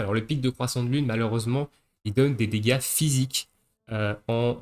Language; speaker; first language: French; native; French